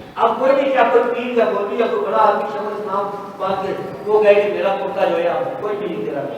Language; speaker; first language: Urdu; non-native, local second language; Pashto